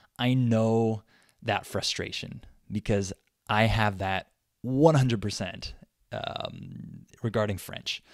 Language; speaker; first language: English; native; English